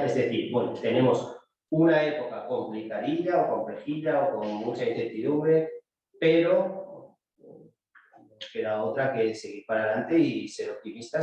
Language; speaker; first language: Spanish; native; Spanish